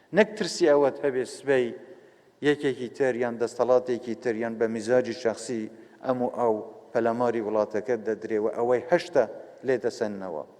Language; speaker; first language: Central Kurdish; non-native, local second language; Kurdish